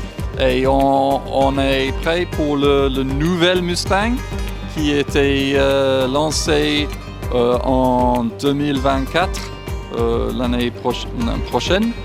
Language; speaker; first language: French; non-native, fluent; English